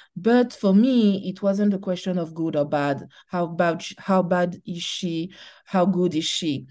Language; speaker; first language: English; non-native, learner; French